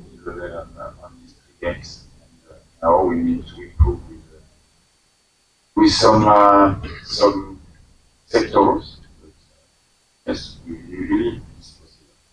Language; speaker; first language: English; non-native, learner; French